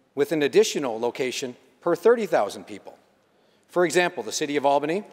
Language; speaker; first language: English; native; English